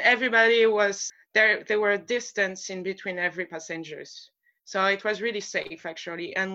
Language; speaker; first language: English; non-native, fluent; French